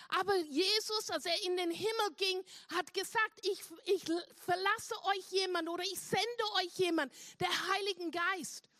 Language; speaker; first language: German; non-native, fluent; English